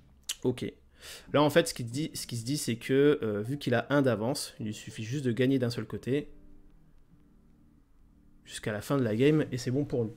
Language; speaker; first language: French; native; French